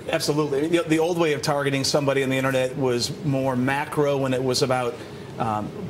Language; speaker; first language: English; native; English